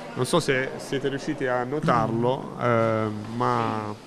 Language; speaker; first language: Italian; native; Italian